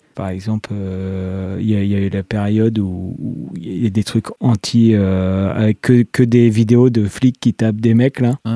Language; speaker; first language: French; native; French